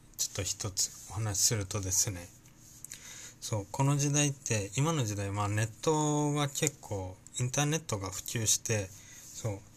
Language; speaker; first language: Japanese; native; Japanese